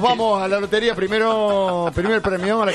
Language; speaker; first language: Spanish; native; Spanish